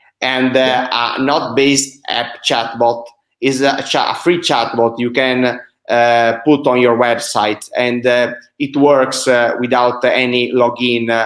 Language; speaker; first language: English; non-native, fluent; Italian